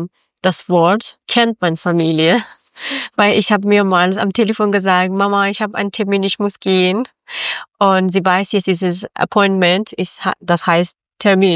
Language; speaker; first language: German; non-native, learner; Persian